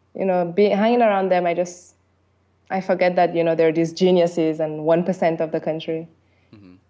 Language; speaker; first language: English; early bilingual, other home language; French